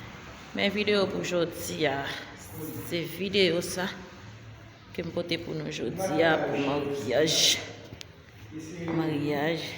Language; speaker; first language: French; non-native, learner; Haitian Creole